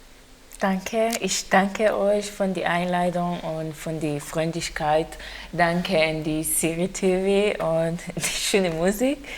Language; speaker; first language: German; non-native, learner; Haitian Creole